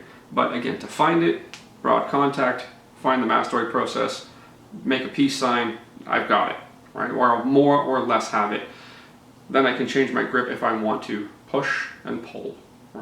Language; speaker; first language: English; native; English